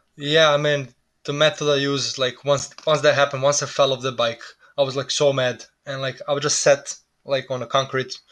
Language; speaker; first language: English; non-native, fluent; Serbian